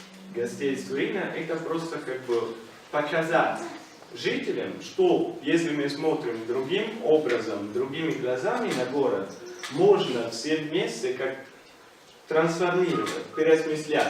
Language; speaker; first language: Russian; non-native, fluent; Italian